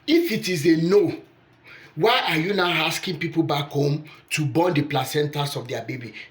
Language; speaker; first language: English; non-native, local second language; Yoruba